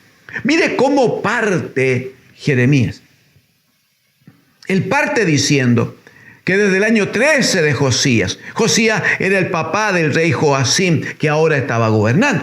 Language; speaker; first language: Spanish; native; Spanish